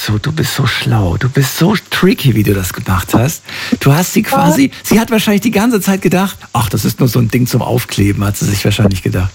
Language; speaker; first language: German; native; German